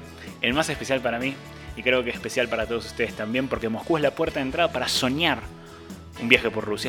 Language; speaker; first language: Spanish; native; Spanish